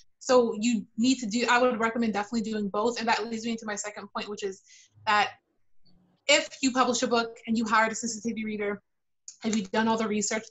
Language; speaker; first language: English; native; English